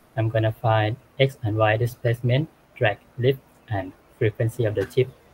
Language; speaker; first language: English; non-native, fluent; Thai